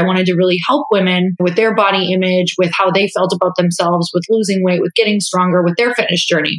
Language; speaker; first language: English; native; English